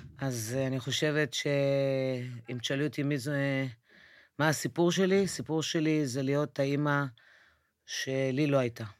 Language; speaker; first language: Hebrew; early bilingual, other home language; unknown